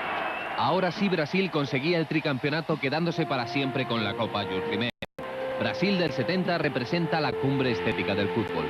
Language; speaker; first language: Spanish; native; Spanish